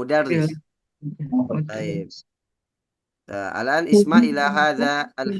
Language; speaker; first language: Arabic; non-native, fluent; Indonesian